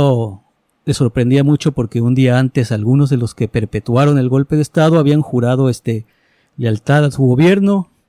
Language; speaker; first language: Spanish; native; Spanish